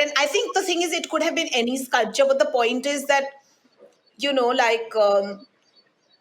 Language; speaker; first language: English; non-native, local second language; Hindi